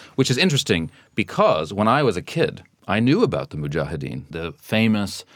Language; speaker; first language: English; native; English